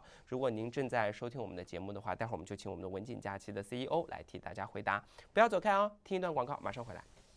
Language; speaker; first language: Chinese; native; Chinese